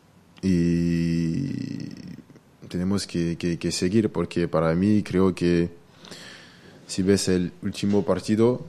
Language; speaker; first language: Spanish; non-native, learner; French